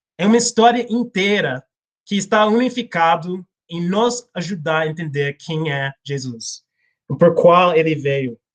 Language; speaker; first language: Portuguese; non-native, fluent; English